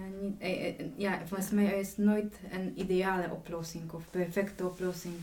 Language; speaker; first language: Dutch; non-native, fluent; Polish